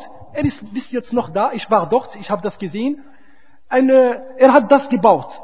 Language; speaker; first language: German; non-native, fluent; Arabic